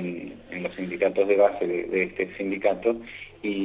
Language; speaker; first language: Spanish; native; Spanish